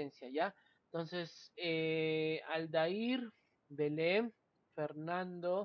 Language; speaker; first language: Spanish; native; Spanish